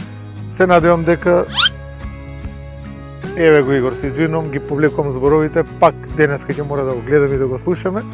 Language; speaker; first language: Macedonian; native; Macedonian